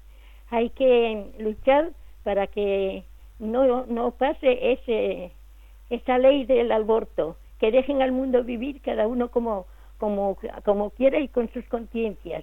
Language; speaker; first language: Spanish; native; Spanish